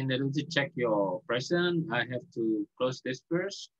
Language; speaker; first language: English; non-native, fluent; Indonesian